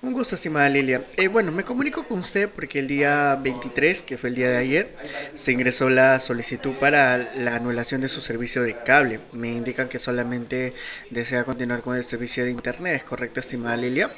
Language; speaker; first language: Spanish; native; Spanish